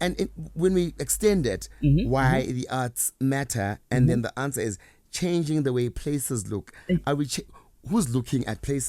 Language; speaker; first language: English; non-native, local second language; Zulu